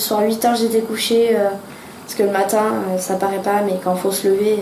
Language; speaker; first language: French; native; French